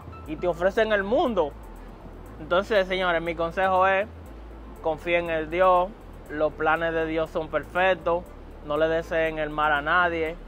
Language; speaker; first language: Spanish; native; Spanish